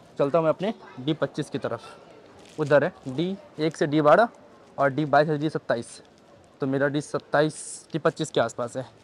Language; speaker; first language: Hindi; native; Hindi